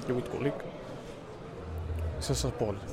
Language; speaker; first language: French; non-native, learner; Arabic